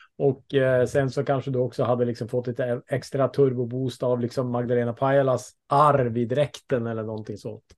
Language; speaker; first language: Swedish; native; Swedish